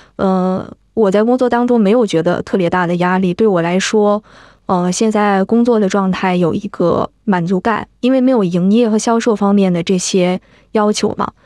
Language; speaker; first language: Chinese; native; Chinese